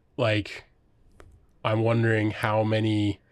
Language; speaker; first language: English; native; English